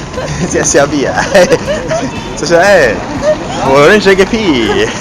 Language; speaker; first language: Chinese; non-native, learner; Italian